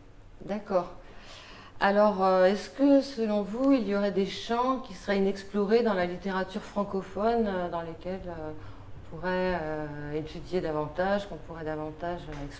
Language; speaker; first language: French; native; French